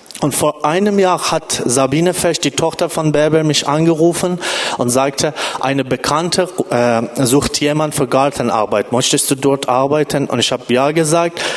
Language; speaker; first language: German; non-native, fluent; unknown